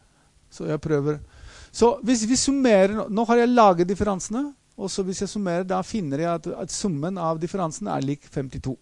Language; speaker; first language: Norwegian; non-native, fluent; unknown